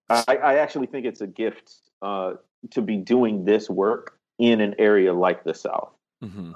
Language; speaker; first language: English; native; English